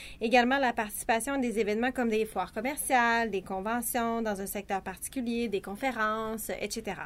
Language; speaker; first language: French; native; French